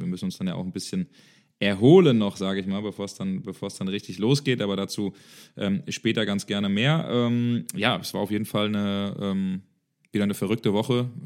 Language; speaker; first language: German; native; German